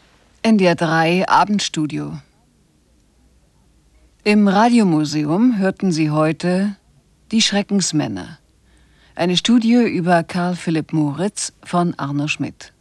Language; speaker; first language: German; native; German